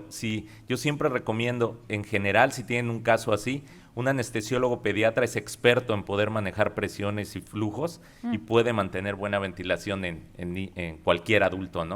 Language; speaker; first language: Spanish; native; Spanish